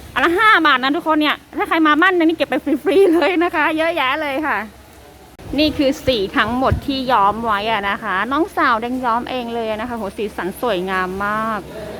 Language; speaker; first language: Thai; non-native, local second language; Karen languages